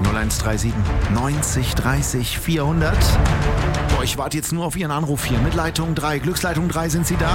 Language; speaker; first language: German; native; German